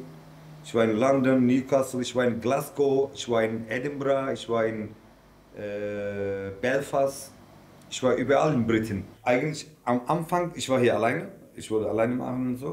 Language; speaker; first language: German; non-native, learner; Turkish